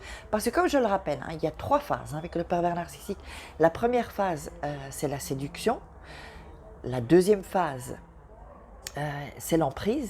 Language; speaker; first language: French; native; French